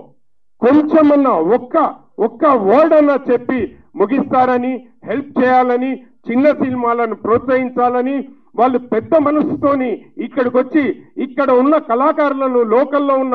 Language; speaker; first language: Telugu; native; Telugu